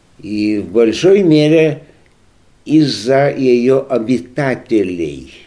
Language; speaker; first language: Russian; non-native, local second language; Lithuanian